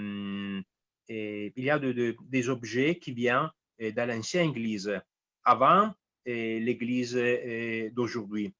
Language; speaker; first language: French; non-native, fluent; Italian